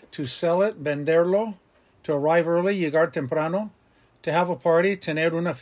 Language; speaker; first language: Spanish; non-native, fluent; English